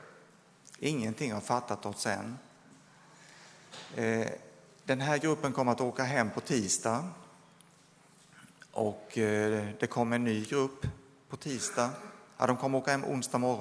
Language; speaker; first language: Swedish; native; Swedish